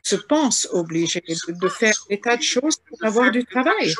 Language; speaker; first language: French; non-native, fluent; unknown